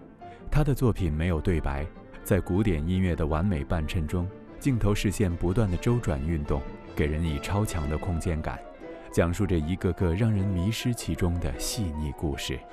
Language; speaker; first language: Chinese; native; Chinese